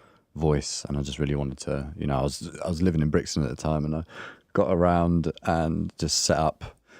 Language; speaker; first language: English; native; English